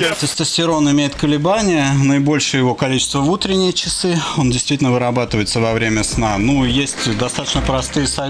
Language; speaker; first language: Russian; native; Russian